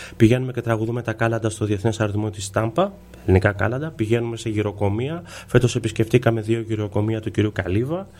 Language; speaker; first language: Greek; early bilingual, heritage; Greek